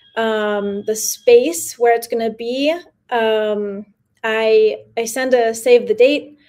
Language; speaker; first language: English; early bilingual, other home language; Spanish